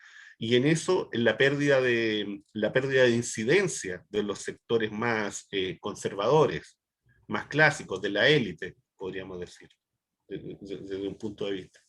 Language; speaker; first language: Spanish; native; Spanish